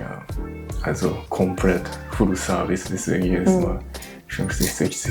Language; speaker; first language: German; non-native, learner; Japanese